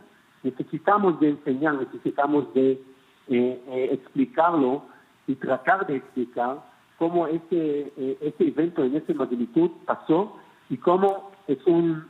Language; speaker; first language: Spanish; non-native, fluent; Hebrew